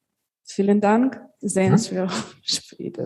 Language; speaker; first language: German; non-native, learner; Russian